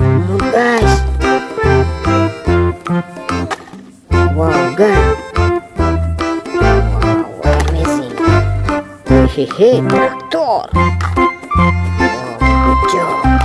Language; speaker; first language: English; non-native, learner; Indonesian